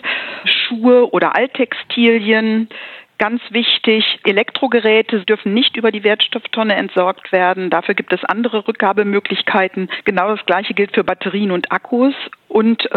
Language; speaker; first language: German; native; German